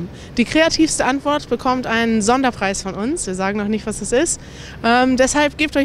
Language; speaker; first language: German; native; German